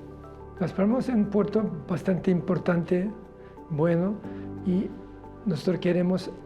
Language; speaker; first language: Spanish; non-native, learner; Korean